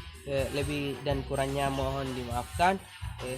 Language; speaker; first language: Indonesian; native; Indonesian